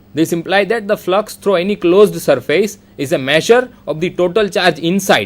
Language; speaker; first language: English; non-native, local second language; Gujarati